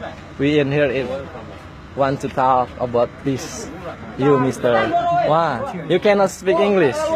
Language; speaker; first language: English; non-native, learner; Indonesian